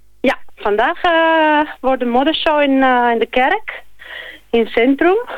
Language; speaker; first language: Dutch; non-native, learner; Italian